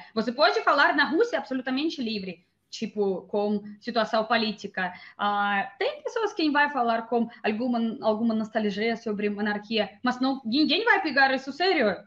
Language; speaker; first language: Portuguese; non-native, learner; Russian